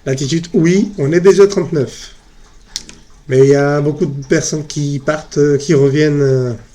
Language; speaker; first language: French; non-native, fluent; Spanish